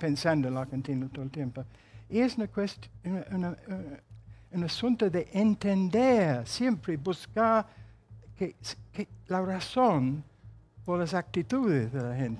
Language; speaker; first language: Spanish; non-native, fluent; English